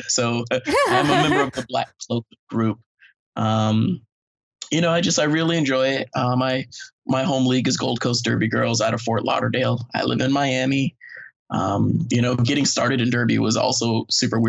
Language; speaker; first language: English; native; English